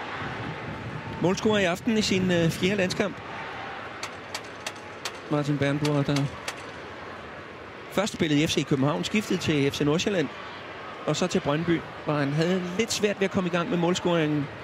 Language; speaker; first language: Danish; native; Danish